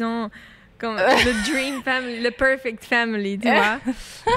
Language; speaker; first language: French; non-native, local second language; Dutch